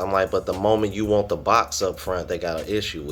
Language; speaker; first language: English; native; English